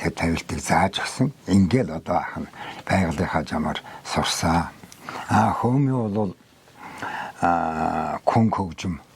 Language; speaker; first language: Mongolian; native; Mongolian